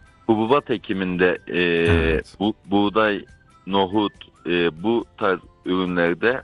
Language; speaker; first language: Turkish; native; Turkish